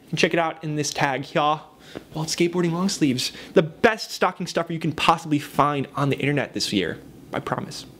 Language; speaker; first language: English; native; English